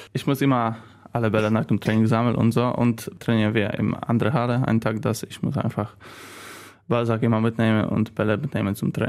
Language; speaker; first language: German; non-native, learner; Polish